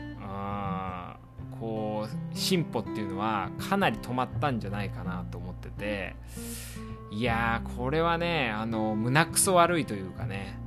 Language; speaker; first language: Japanese; native; Japanese